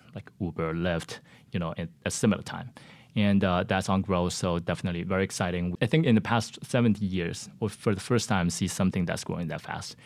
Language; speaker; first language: English; non-native, fluent; Chinese